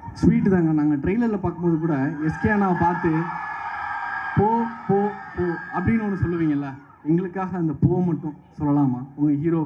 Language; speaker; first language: Tamil; native; Tamil